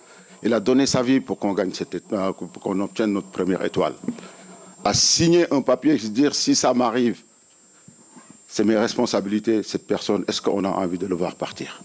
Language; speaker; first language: French; non-native, local second language; Wolof